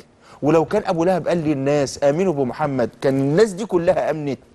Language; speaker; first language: Arabic; native; Arabic